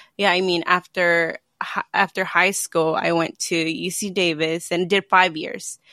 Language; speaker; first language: English; early bilingual, other home language; Spanish